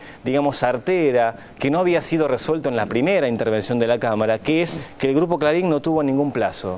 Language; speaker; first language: Spanish; native; Spanish